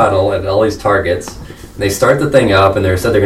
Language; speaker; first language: English; native; English